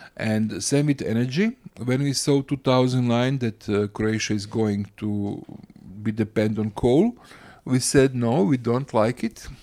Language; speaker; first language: English; non-native, fluent; Croatian